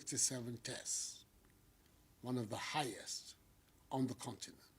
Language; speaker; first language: English; non-native, local second language; Akan